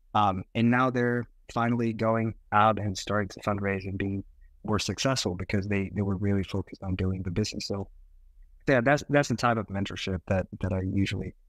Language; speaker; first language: English; non-native, fluent; Portuguese